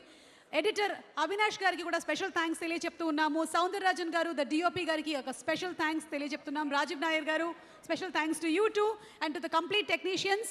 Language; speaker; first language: Telugu; native; Telugu